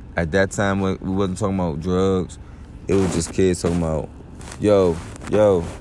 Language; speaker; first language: English; native; English